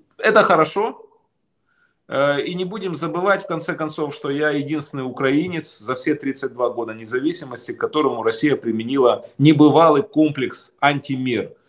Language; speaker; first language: Russian; native; Russian